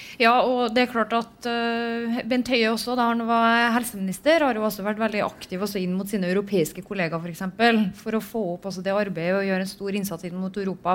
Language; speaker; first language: Norwegian; native; Norwegian